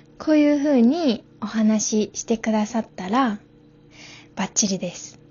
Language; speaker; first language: Japanese; native; Japanese